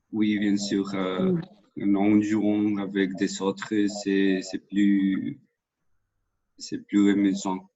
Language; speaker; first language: French; non-native, learner; Spanish